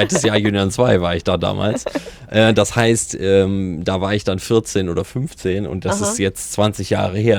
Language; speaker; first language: German; native; German